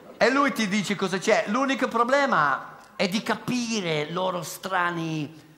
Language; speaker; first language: Italian; non-native, fluent; English